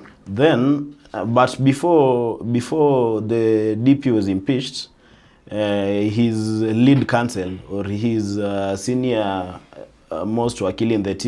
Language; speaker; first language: English; non-native, local second language; Swahili